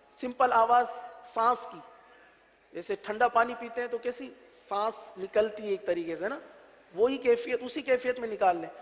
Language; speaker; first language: Urdu; native; Urdu